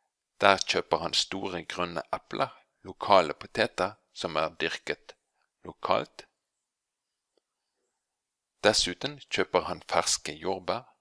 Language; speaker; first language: Norwegian; non-native, fluent; English